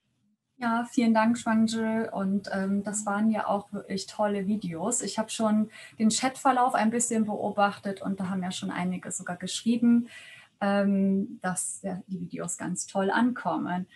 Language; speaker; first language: German; native; German